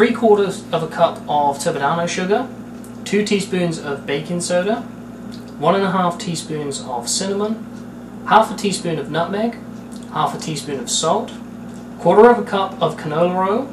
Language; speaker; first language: English; native; English